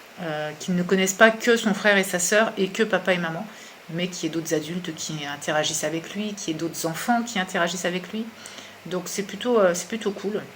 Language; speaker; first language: French; native; French